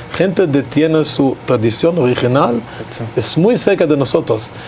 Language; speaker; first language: Spanish; non-native, learner; Hebrew